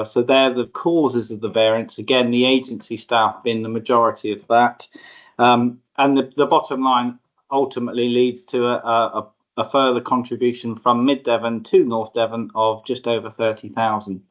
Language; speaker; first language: English; native; English